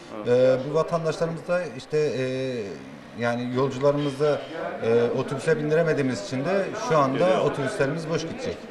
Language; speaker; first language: Turkish; non-native, fluent; Persian